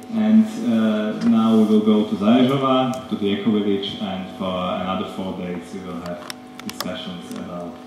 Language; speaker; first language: English; non-native, fluent; Slovak